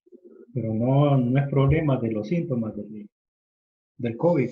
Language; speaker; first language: Spanish; native; Spanish